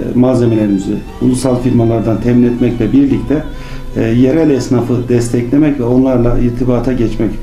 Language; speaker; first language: Turkish; native; Turkish